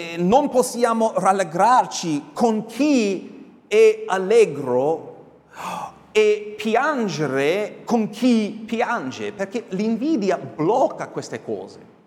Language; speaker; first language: Italian; non-native, fluent; English